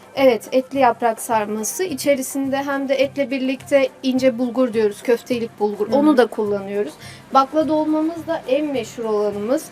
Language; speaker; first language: Turkish; native; Turkish